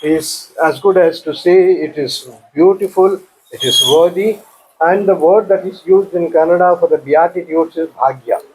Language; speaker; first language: English; non-native, local second language; Kannada